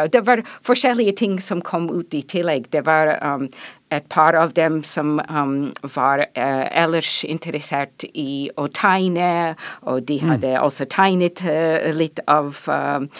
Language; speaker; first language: Norwegian; non-native, fluent; English